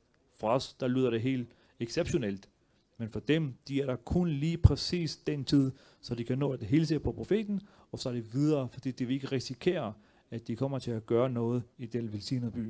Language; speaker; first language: Danish; early bilingual, other home language; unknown